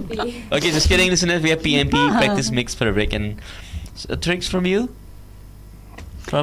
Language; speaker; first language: English; non-native, learner; Indonesian